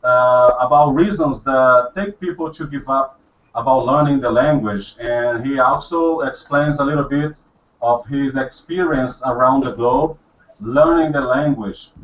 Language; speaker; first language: English; non-native, fluent; Portuguese